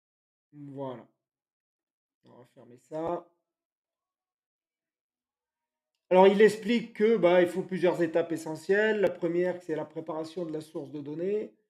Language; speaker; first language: French; native; French